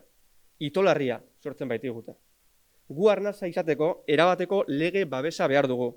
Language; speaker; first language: Basque; native; Basque